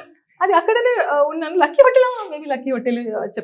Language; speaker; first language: Telugu; non-native, learner; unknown